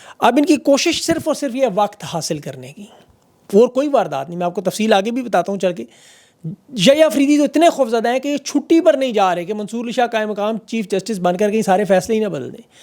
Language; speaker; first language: Urdu; native; Urdu